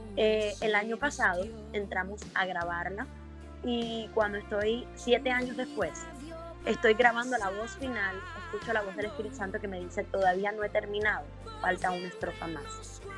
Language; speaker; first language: Spanish; native; Spanish